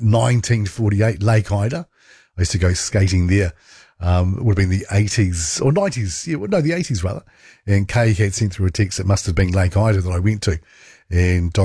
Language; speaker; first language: English; native; English